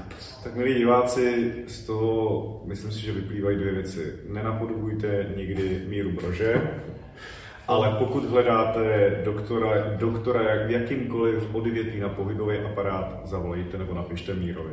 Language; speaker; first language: Czech; native; Czech